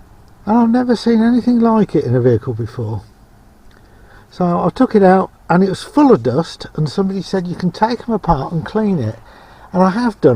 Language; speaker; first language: English; native; English